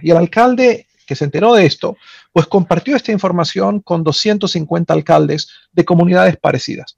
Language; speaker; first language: Spanish; native; Spanish